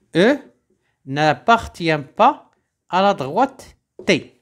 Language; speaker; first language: French; non-native, local second language; Arabic